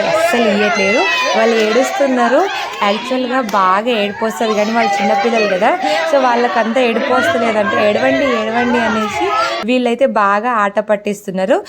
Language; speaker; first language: Telugu; non-native, local second language; Lambadi